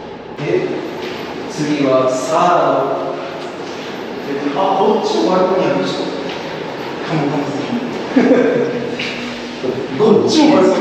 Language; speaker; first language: Japanese; native; Japanese